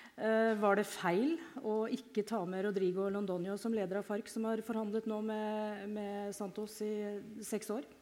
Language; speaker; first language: Norwegian; native; Norwegian